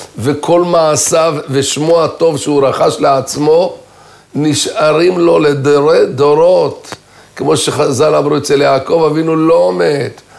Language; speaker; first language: Hebrew; native; Hebrew